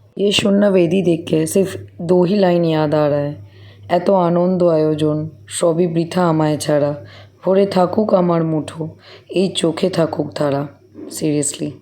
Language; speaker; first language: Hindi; non-native, local second language; Bangla